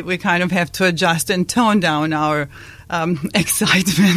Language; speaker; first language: English; non-native, fluent; Bosnian